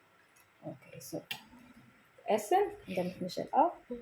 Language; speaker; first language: German; non-native, learner; Filipino